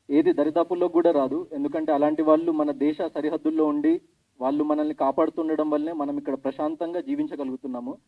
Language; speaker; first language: Telugu; native; Telugu